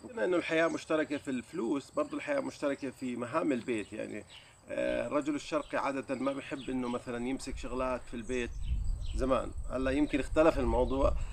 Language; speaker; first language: Arabic; native; Arabic